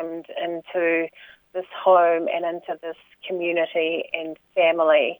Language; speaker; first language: English; native; English